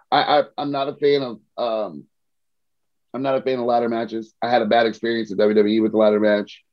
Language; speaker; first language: English; native; English